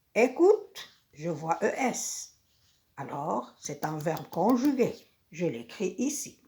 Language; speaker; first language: French; non-native, local second language; Arabic